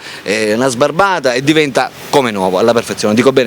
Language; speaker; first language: Italian; native; Italian